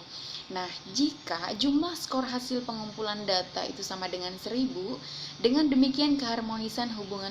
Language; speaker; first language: Indonesian; native; Indonesian